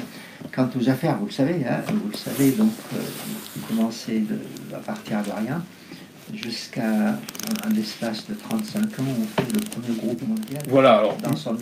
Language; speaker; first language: French; non-native, fluent; Arabic